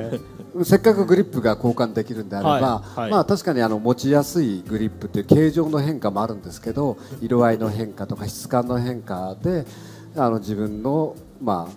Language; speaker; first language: Japanese; native; Japanese